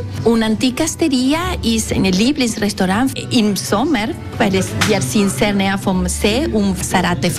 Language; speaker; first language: German; non-native, local second language; Italian